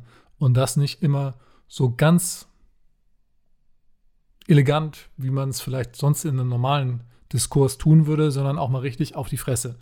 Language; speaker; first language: German; native; German